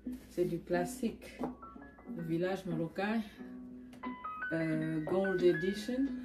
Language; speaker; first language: French; non-native, local second language; Swahili